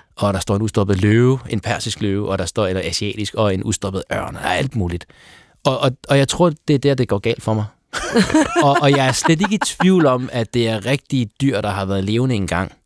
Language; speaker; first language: Danish; early bilingual, other home language; Persian